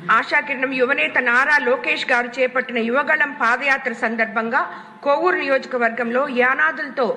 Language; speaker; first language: Telugu; native; Telugu